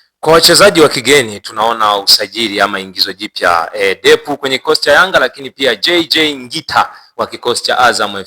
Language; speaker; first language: Swahili; native; Swahili